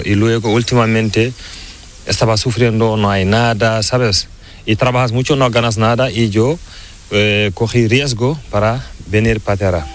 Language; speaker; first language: Spanish; non-native, learner; Fula